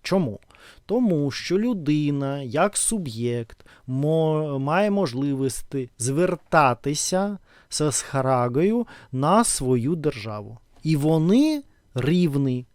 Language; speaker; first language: Ukrainian; non-native, learner; Russian